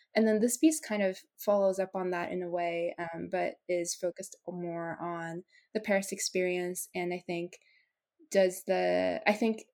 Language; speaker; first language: English; non-native, fluent; Japanese